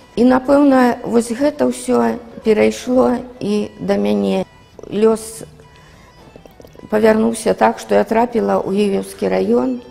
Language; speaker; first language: Belarusian; native; Belarusian